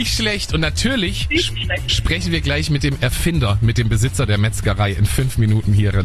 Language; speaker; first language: German; native; German